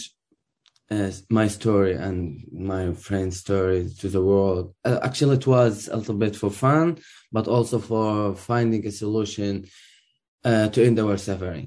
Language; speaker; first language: English; non-native, learner; Arabic